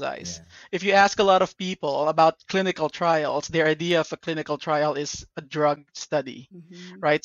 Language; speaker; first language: English; non-native, local second language; Filipino